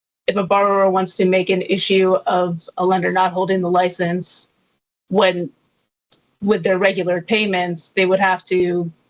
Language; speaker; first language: English; native; English